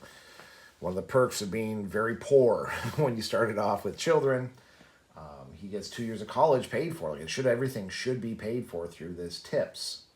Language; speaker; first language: English; native; English